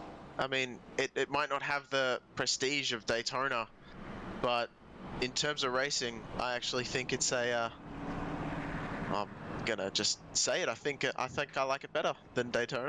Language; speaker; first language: English; native; English